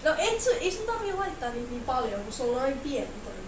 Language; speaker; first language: Finnish; native; Finnish